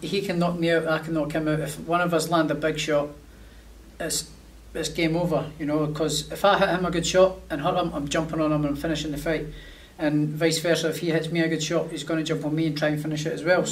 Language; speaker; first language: English; native; English